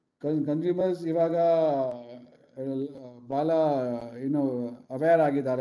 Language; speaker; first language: Kannada; non-native, local second language; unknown